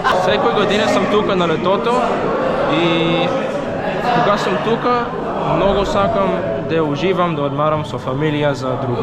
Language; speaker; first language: Macedonian; early bilingual, heritage; English